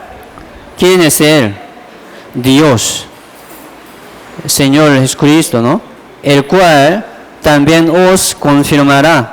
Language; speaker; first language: Spanish; non-native, fluent; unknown